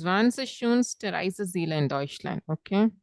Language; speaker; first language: German; non-native, fluent; Tamil